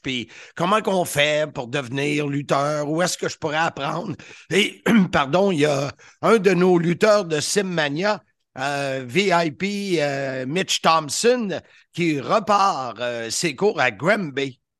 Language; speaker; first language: French; native; French